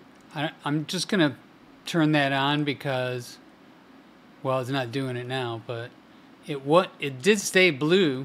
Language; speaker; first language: English; native; English